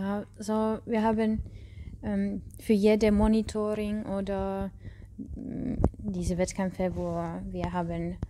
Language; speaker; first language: German; non-native, learner; Russian